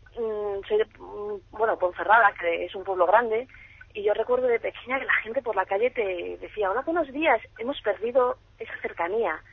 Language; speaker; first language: Spanish; native; Spanish